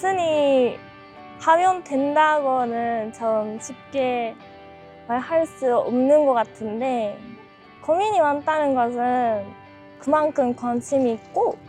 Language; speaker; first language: Korean; non-native, learner; Japanese